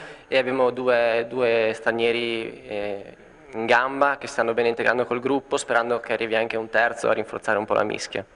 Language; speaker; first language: Italian; native; Italian